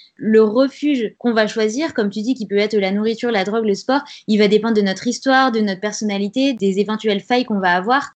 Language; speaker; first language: French; native; French